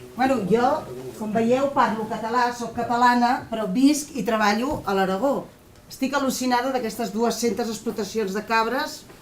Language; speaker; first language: Catalan; non-native, local second language; Spanish